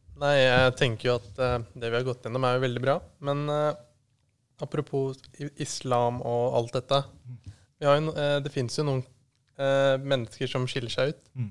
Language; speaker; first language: Norwegian; early bilingual, other home language; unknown